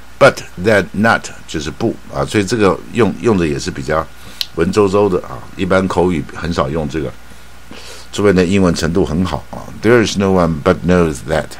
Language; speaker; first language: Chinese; native; Chinese